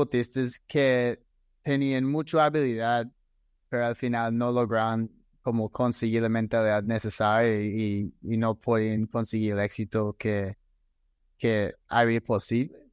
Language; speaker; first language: Spanish; non-native, fluent; English